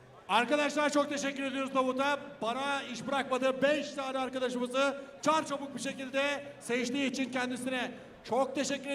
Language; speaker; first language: Turkish; native; Turkish